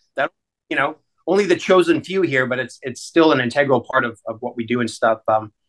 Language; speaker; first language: English; native; English